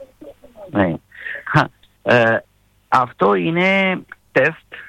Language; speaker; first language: Greek; non-native, learner; Serbian